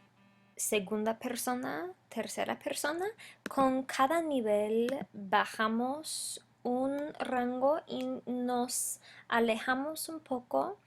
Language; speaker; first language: Spanish; non-native, fluent; English